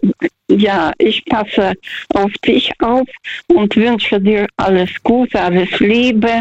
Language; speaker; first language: German; non-native, fluent; Russian